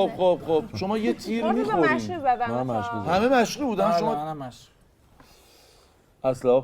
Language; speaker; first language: Persian; native; Persian